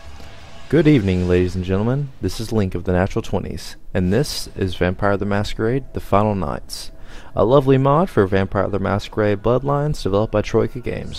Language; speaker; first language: English; native; English